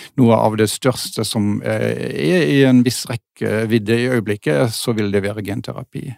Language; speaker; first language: Norwegian; non-native, fluent; German